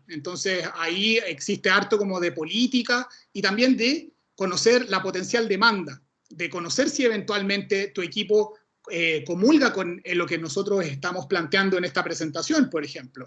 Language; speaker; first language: Spanish; native; Spanish